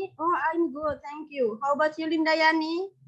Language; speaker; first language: English; non-native, fluent; Indonesian